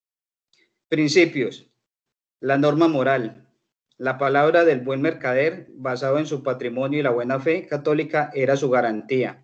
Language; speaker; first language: Spanish; native; Spanish